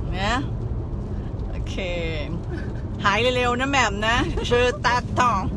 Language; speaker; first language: French; non-native, fluent; Thai